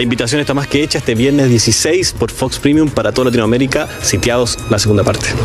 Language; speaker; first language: Spanish; native; Spanish